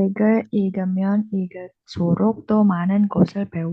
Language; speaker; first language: Korean; non-native, learner; Indonesian